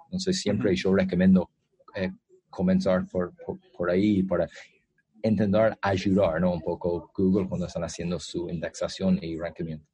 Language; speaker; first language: Spanish; non-native, fluent; English